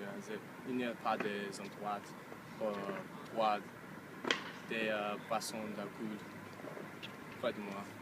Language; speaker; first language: French; non-native, learner; English